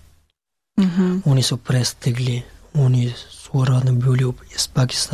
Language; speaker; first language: Serbian; non-native, learner; Pashto